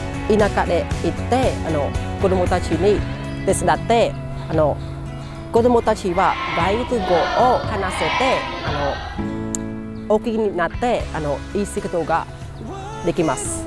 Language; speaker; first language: Japanese; non-native, learner; Khmer